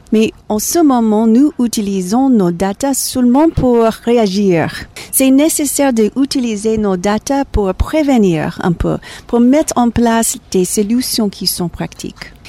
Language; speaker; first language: French; non-native, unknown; English